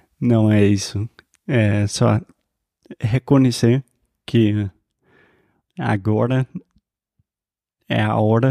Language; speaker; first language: Portuguese; non-native, fluent; English